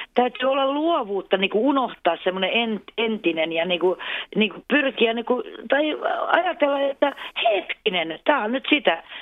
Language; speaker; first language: Finnish; non-native, local second language; Swedish